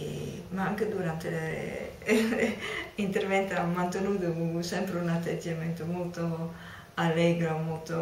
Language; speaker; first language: Italian; non-native, fluent; Dutch